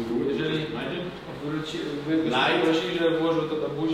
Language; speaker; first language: Polish; native; Polish